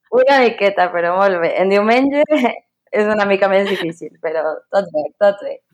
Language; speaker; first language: Catalan; non-native, fluent; Spanish